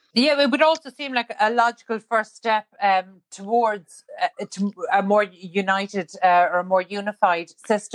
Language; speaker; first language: English; native; English